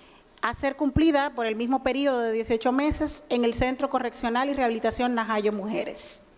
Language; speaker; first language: Spanish; native; Spanish